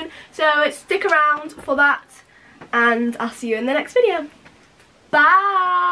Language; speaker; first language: English; native; English